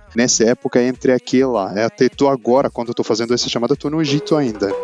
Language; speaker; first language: Portuguese; non-native, learner; Arabic